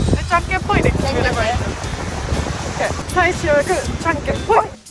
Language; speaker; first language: Japanese; non-native, fluent; Russian